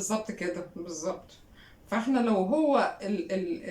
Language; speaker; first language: Arabic; native; Arabic